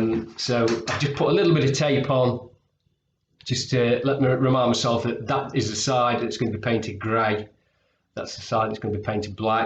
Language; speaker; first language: English; native; English